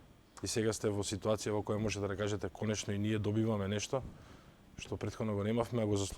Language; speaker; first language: Macedonian; native; Macedonian